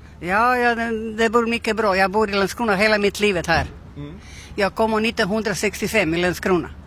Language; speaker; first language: Swedish; non-native, learner; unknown